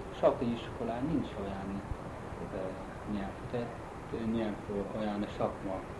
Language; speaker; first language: Hungarian; non-native, learner; Chinese